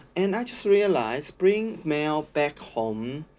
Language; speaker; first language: English; non-native, learner; Chinese